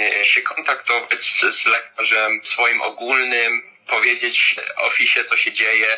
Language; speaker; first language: Polish; early bilingual, heritage; Polish